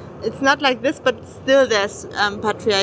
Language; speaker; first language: English; non-native, fluent; German